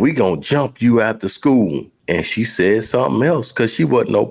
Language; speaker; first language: English; native; English